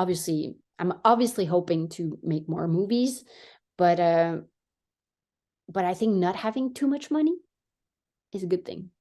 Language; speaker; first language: English; non-native, fluent; French